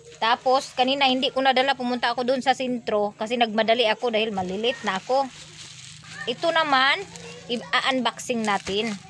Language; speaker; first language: Filipino; non-native, local second language; Cebuano